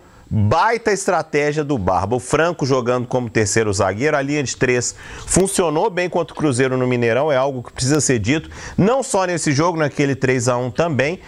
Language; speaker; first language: Portuguese; native; Portuguese